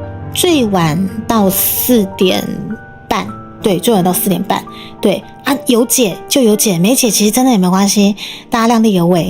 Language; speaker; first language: Chinese; native; Chinese